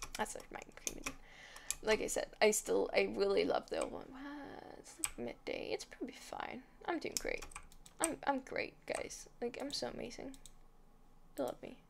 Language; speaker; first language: English; non-native, fluent; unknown